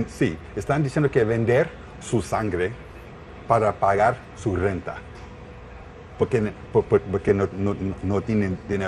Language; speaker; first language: Spanish; non-native, learner; English